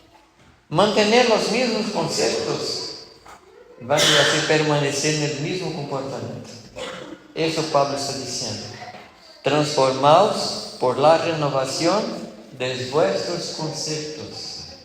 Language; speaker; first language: Spanish; non-native, fluent; Portuguese